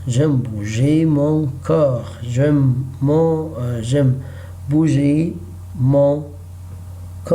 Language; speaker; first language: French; non-native, learner; Arabic